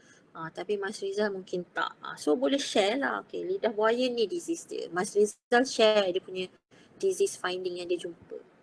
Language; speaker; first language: Malay; native; Malay